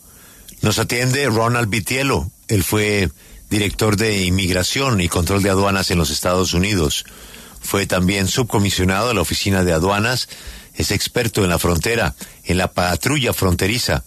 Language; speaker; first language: Spanish; native; Spanish